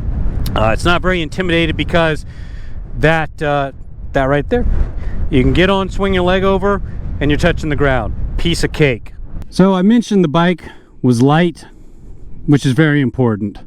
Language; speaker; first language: English; native; English